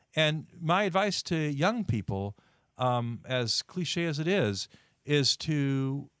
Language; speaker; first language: English; native; English